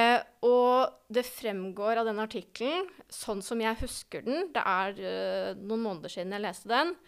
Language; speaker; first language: Norwegian; native; Norwegian